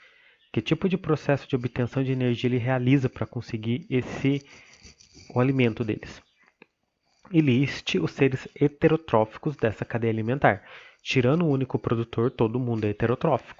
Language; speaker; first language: Portuguese; native; Portuguese